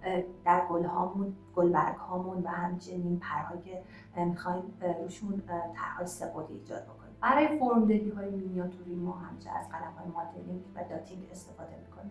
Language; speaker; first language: Persian; native; Persian